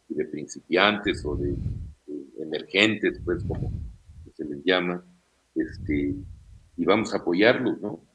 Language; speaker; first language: Spanish; native; Spanish